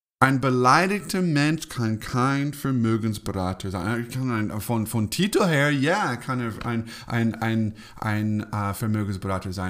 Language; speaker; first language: German; non-native, fluent; English